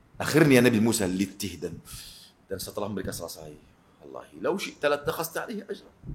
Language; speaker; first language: Malay; non-native, fluent; Arabic